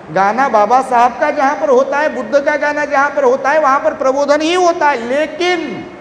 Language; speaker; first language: Hindi; non-native, local second language; Marathi